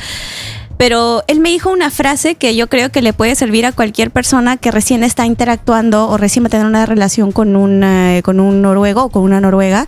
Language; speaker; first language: Spanish; native; Spanish